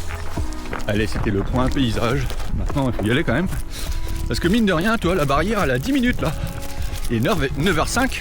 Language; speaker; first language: French; native; French